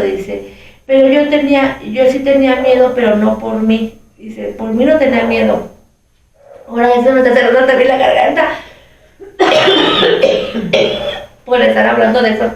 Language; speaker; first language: Spanish; native; Spanish